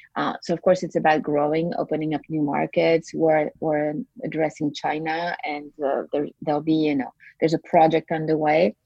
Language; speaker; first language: English; non-native, fluent; French